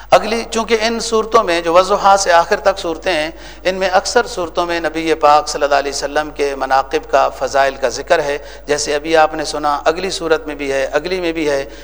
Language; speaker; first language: Urdu; native; Urdu